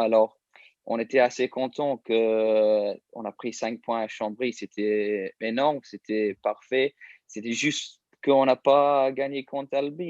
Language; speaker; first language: French; early bilingual, heritage; English